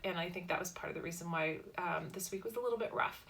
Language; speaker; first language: English; native; English